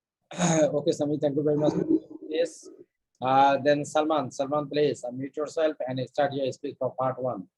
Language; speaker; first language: English; non-native, fluent; Bangla